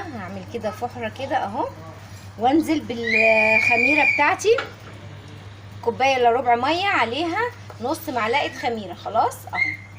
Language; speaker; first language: Arabic; native; Arabic